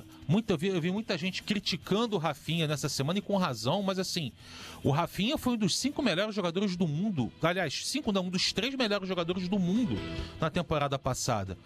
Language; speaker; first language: Portuguese; native; Portuguese